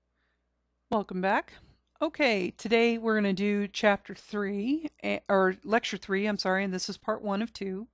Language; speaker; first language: English; native; English